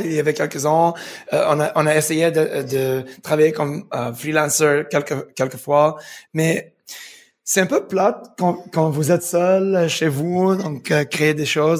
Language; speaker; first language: French; early bilingual, heritage; French